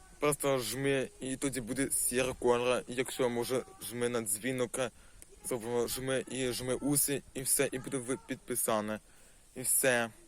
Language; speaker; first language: Ukrainian; non-native, local second language; Russian